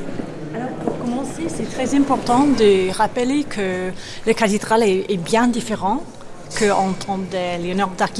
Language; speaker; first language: French; non-native, fluent; English